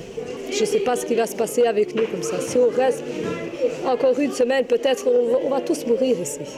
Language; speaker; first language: French; non-native, learner; Albanian